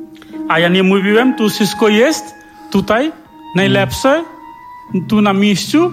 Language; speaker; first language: Polish; non-native, learner; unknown